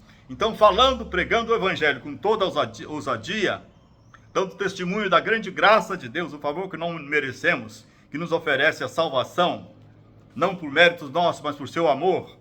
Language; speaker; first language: Portuguese; native; Portuguese